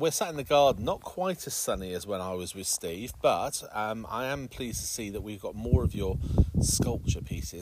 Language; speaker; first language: English; native; English